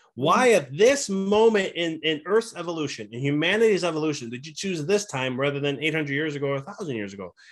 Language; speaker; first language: English; native; English